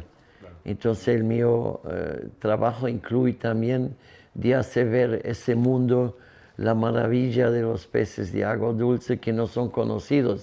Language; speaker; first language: Spanish; non-native, fluent; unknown